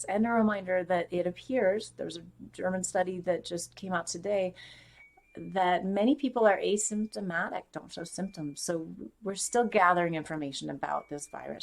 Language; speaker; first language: English; native; English